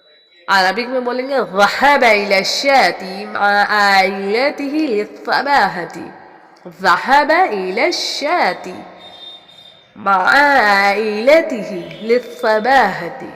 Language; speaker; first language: Arabic; non-native, fluent; Urdu